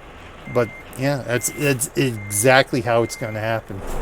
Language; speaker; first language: English; native; English